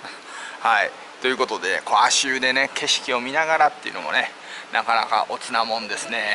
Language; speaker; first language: Japanese; native; Japanese